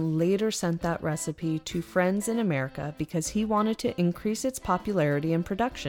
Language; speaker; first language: English; native; English